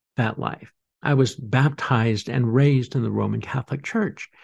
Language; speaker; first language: English; native; English